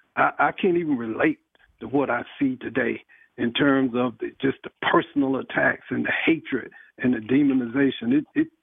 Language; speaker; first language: English; native; English